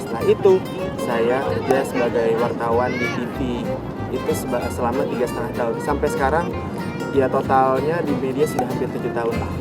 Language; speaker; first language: Indonesian; native; Indonesian